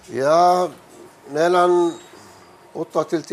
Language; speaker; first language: Swedish; non-native, learner; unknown